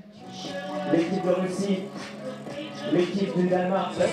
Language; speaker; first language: French; native; French